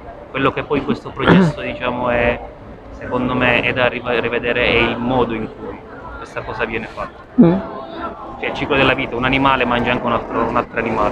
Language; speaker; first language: Italian; native; Italian